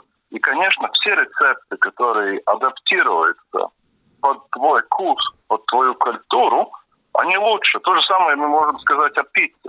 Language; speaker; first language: Russian; non-native, local second language; Latvian